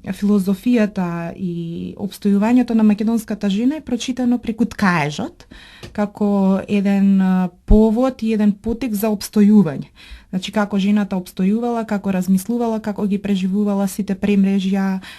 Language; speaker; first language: Macedonian; native; Macedonian